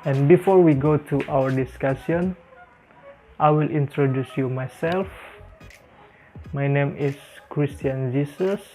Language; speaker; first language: English; non-native, learner; Indonesian